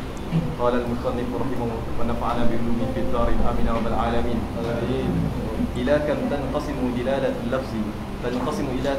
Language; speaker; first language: Arabic; non-native, learner; Malay